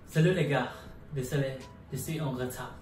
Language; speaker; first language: French; non-native, learner; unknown